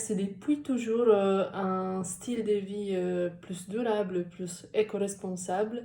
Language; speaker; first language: French; non-native, fluent; Italian